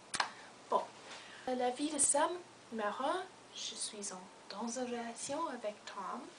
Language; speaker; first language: French; non-native, learner; English